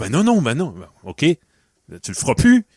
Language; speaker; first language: French; native; French